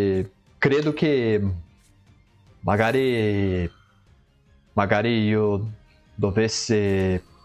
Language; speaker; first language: Italian; non-native, learner; Portuguese